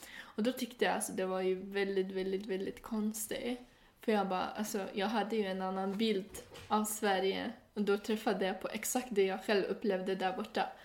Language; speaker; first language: Swedish; non-native, fluent; Persian